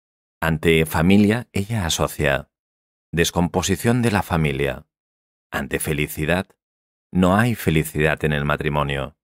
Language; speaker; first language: Spanish; native; Spanish